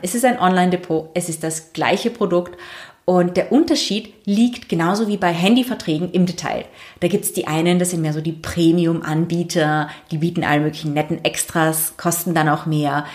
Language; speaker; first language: German; native; German